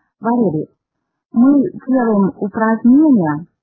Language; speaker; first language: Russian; non-native, fluent; Chinese